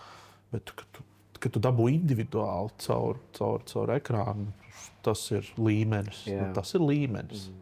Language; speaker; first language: Latvian; native; Latvian